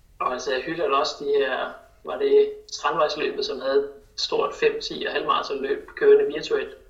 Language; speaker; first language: Danish; native; Danish